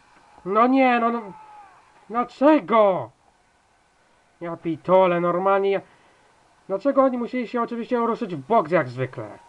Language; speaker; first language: Polish; native; Polish